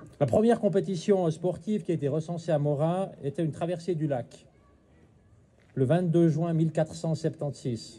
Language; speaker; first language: French; native; French